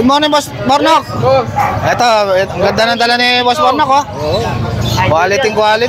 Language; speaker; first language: Filipino; native; Filipino